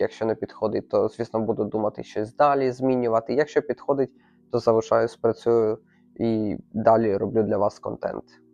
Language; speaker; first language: Ukrainian; native; Ukrainian